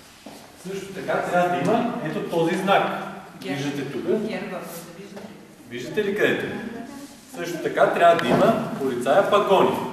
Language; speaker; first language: Bulgarian; native; Bulgarian